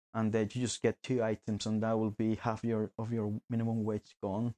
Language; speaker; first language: English; non-native, fluent; Spanish